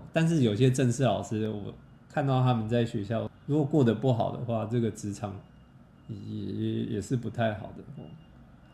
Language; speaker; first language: Chinese; native; Chinese